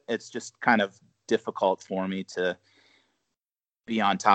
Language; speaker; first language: English; native; English